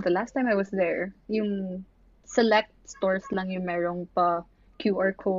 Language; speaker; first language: English; non-native, local second language; Filipino